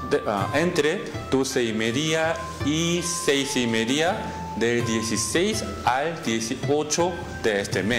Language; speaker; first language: Spanish; non-native, learner; Korean